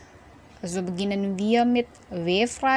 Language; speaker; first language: German; non-native, fluent; Indonesian